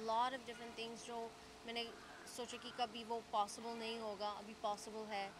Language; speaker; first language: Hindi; early bilingual, heritage; English